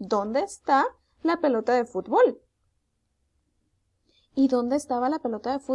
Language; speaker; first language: Spanish; native; Spanish